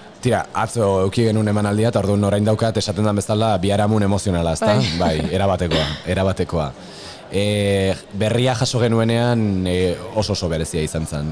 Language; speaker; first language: Basque; native; Basque